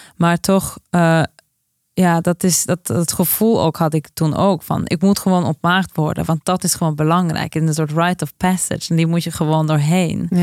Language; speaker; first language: Dutch; non-native, fluent; Norwegian